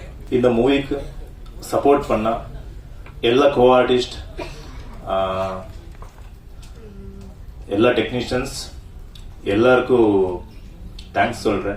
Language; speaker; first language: Tamil; non-native, fluent; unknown